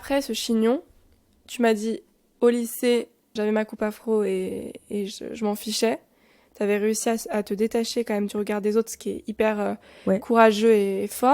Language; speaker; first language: French; native; French